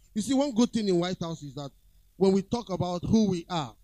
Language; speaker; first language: English; non-native, local second language; Yoruba